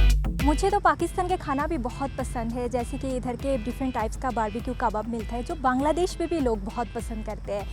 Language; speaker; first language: Hindi; non-native, fluent; Bangla